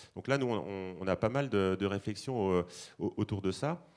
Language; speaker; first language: French; native; French